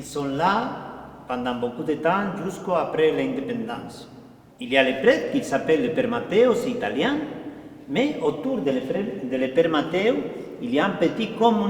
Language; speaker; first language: French; non-native, fluent; Spanish